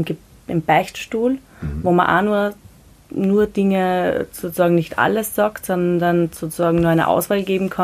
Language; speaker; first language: German; native; German